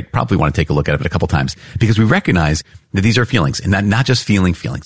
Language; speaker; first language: English; native; English